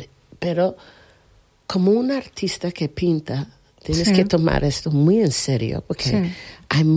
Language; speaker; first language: Spanish; non-native, fluent; English